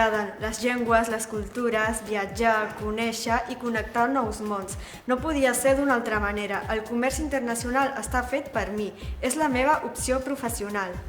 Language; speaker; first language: Catalan; early bilingual, other home language; Punjabi